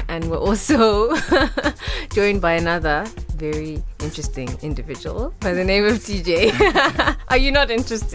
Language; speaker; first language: English; non-native, local second language; Shona